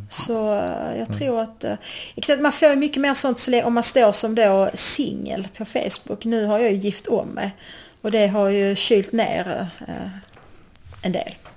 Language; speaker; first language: Swedish; native; Swedish